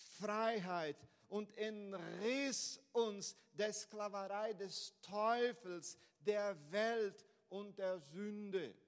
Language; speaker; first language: German; non-native, fluent; Portuguese